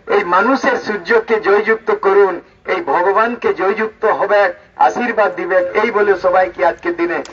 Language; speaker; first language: Bangla; non-native, local second language; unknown